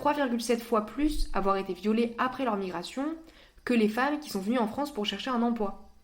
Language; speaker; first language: French; native; French